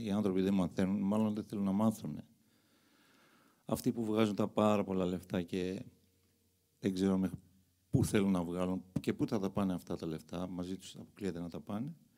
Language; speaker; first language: Greek; non-native, fluent; Armenian